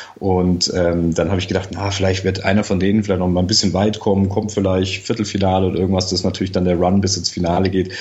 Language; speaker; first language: German; native; German